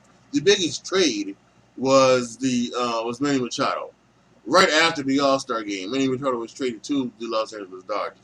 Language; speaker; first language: English; native; English